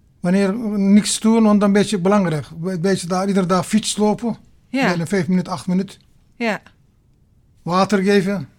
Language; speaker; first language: Dutch; non-native, learner; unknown